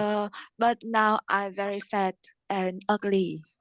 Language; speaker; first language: English; non-native, learner; Vietnamese